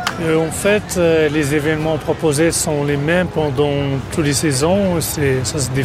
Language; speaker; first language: French; non-native, local second language; Arabic